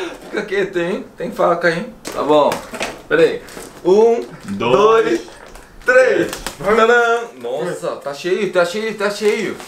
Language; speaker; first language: Portuguese; non-native, fluent; Korean